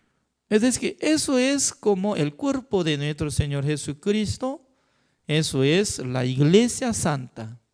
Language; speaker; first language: Spanish; non-native, fluent; Korean